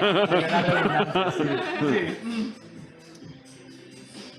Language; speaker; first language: Spanish; native; Spanish